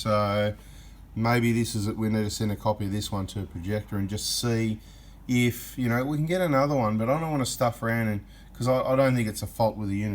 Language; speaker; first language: English; native; English